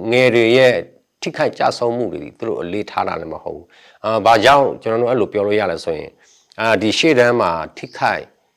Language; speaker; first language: Burmese; non-native, local second language; S'gaw Karen